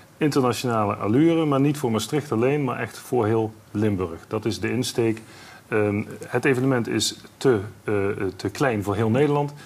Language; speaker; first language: Dutch; native; Dutch